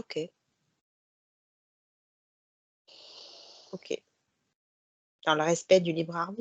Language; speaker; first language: French; native; French